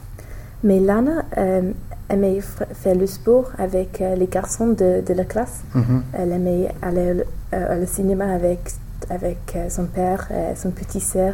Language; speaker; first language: French; non-native, learner; English